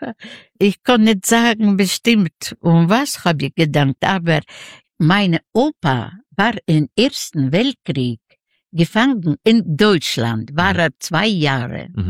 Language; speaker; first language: German; non-native, learner; Yiddish